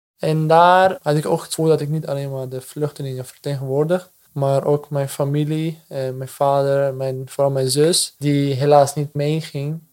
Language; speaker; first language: Dutch; non-native, fluent; Arabic